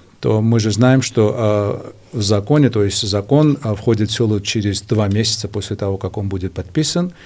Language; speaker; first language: Russian; non-native, local second language; Georgian